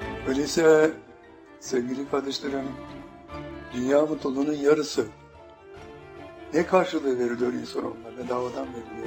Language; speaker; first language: Turkish; native; Turkish